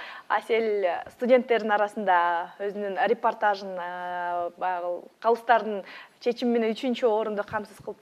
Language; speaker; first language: Kyrgyz; native; Kyrgyz